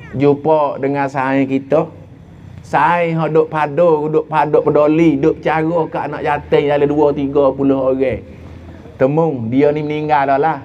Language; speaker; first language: Malay; native; Malay